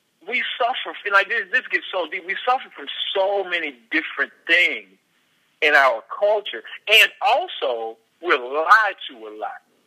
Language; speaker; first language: English; native; English